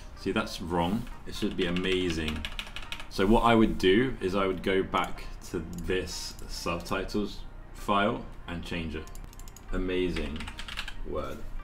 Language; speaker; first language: English; native; English